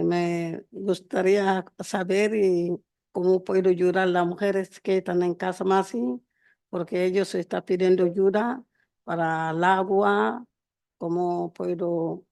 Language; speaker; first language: Spanish; non-native, learner; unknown